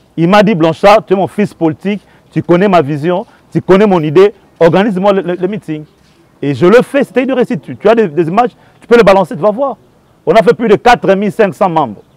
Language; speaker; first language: French; non-native, local second language; Lingala